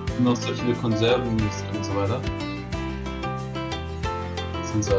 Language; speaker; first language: German; native; German